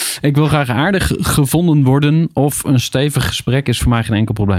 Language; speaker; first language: Dutch; native; Dutch